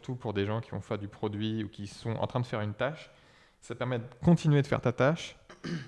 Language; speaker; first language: French; native; French